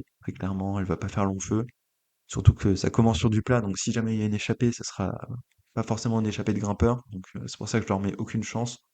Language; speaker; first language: French; native; French